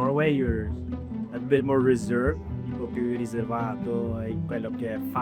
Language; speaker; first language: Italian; non-native, learner; Norwegian